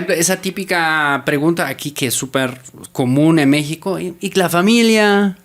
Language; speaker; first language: Spanish; native; Spanish